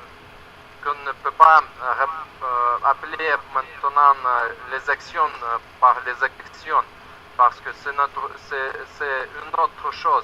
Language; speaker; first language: French; non-native, learner; Russian